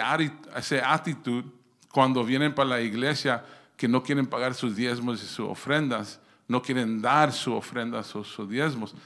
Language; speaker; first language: Spanish; early bilingual, heritage; Spanish